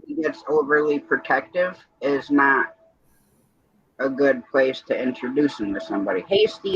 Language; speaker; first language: English; native; English